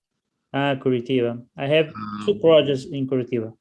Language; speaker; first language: English; non-native, learner; Portuguese